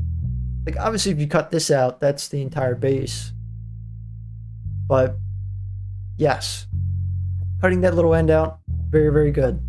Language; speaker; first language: English; native; English